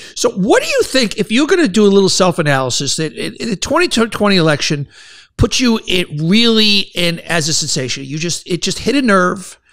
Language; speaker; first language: English; native; English